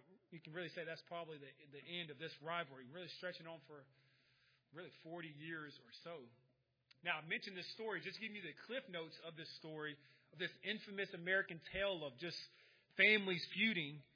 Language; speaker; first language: English; native; English